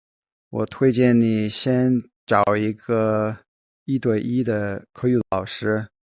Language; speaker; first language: Chinese; non-native, fluent; English